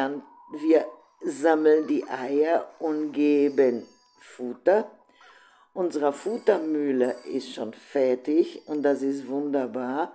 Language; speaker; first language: German; non-native, fluent; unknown